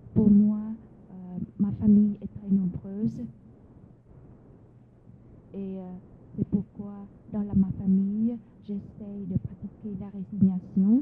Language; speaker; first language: French; non-native, fluent; Vietnamese